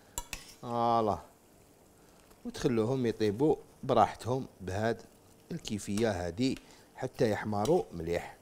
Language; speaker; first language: Arabic; native; Arabic